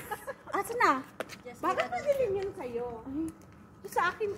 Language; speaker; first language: Filipino; non-native, local second language; Cebuano